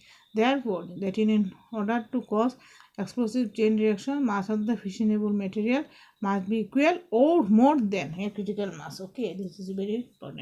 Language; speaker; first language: English; non-native, local second language; Bangla